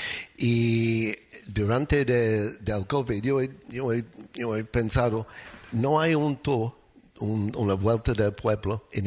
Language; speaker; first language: Spanish; non-native, fluent; English